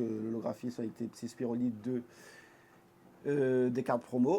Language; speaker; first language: French; native; French